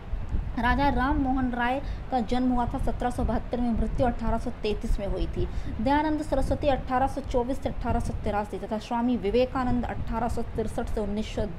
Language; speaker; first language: Hindi; native; Hindi